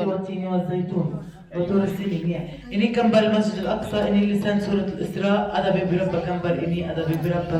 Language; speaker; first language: Indonesian; non-native, fluent; Arabic